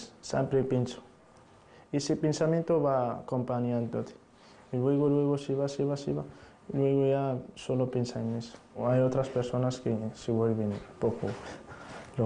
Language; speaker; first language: Spanish; non-native, learner; Arabic